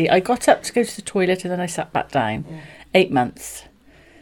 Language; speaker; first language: English; native; English